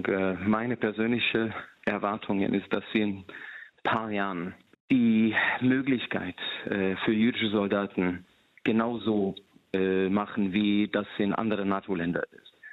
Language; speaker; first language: German; non-native, fluent; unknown